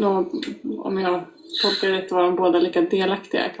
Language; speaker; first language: Swedish; native; Swedish